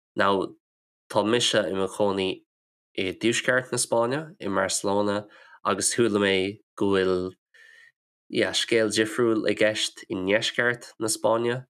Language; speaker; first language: Irish; non-native, local second language; English